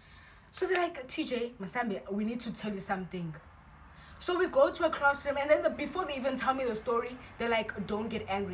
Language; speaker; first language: English; non-native, local second language; Xhosa